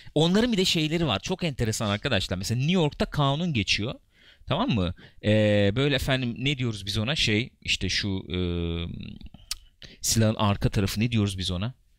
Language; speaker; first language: Turkish; native; Turkish